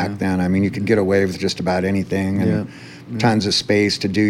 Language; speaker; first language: English; native; English